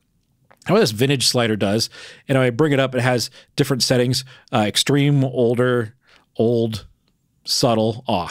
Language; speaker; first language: English; native; English